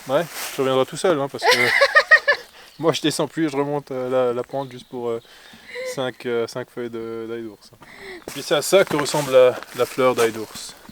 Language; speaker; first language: French; native; French